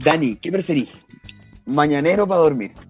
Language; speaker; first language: Spanish; native; Spanish